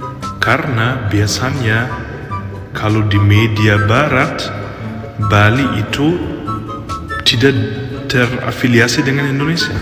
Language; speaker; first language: Indonesian; non-native, fluent; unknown